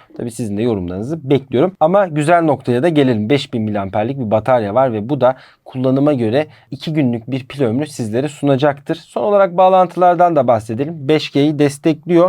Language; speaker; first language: Turkish; native; Turkish